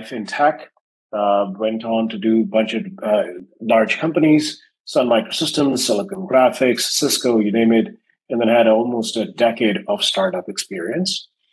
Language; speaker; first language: English; non-native, local second language; Hindi